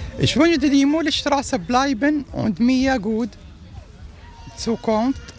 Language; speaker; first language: German; non-native, learner; Arabic